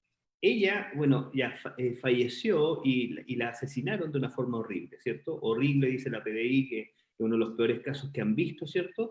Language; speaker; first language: Spanish; native; Spanish